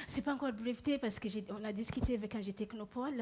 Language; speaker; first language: French; non-native, local second language; Malagasy